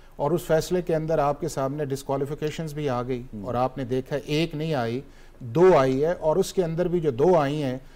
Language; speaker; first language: Hindi; native; Hindi